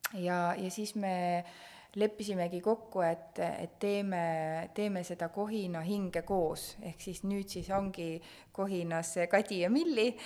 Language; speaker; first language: Estonian; native; Estonian